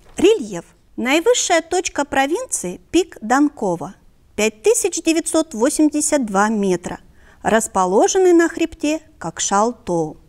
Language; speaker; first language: Russian; non-native, local second language; Kyrgyz